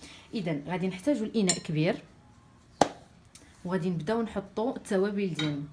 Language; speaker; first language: Arabic; native; Arabic